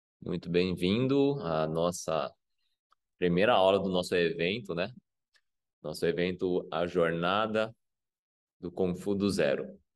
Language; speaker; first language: Portuguese; non-native, fluent; Chinese